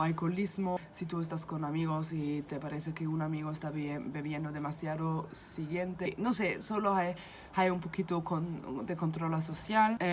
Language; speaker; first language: Spanish; non-native, fluent; German